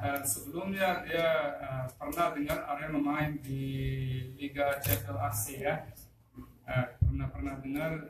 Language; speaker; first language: Indonesian; non-native, fluent; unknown